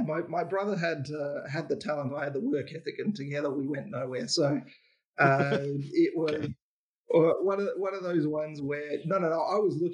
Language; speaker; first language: English; native; English